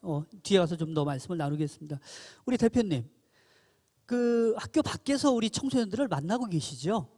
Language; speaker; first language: Korean; native; Korean